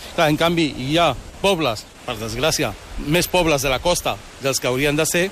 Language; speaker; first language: Catalan; early bilingual, other home language; Arabic